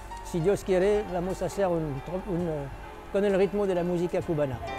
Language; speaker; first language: Spanish; non-native, fluent; French